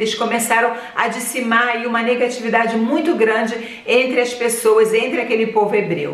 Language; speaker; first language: Portuguese; native; Portuguese